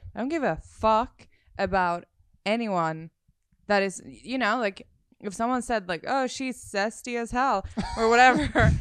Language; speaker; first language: English; non-native, fluent; Swedish